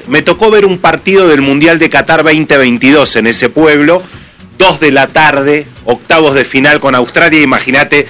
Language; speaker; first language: Spanish; native; Spanish